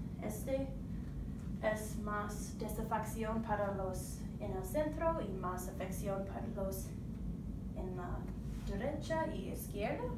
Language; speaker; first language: Spanish; non-native, learner; English